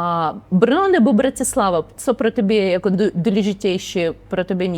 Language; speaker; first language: Czech; non-native, learner; Ukrainian